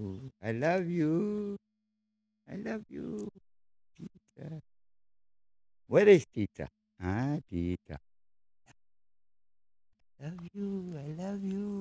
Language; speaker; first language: English; non-native, learner; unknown